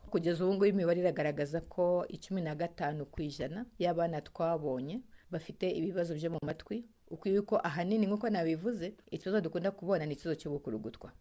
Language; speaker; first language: Kinyarwanda; early bilingual, heritage; Kinyarwanda